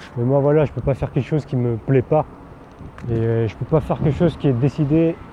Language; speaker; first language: French; non-native, local second language; Min Nan Chinese